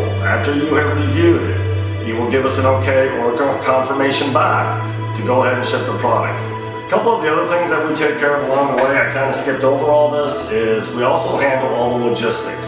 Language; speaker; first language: English; native; English